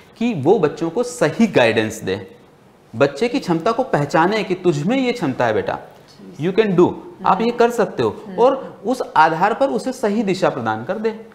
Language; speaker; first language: Hindi; native; Hindi